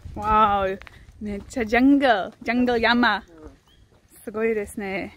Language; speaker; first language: Japanese; non-native, learner; English